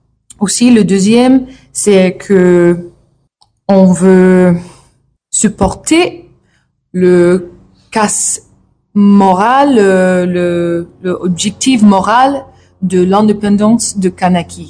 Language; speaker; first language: French; non-native, learner; English